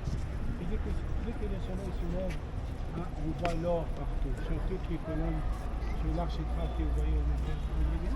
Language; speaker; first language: French; non-native, fluent; Arabic